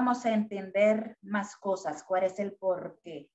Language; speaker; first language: Spanish; non-native, fluent; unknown